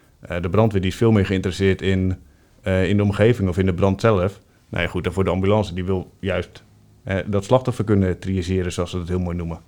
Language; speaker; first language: Dutch; native; Dutch